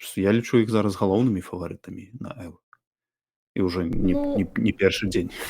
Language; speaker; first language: Belarusian; non-native, local second language; Russian